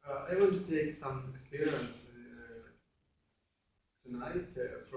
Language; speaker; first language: English; non-native, learner; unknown